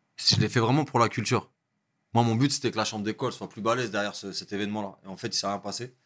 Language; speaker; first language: French; native; French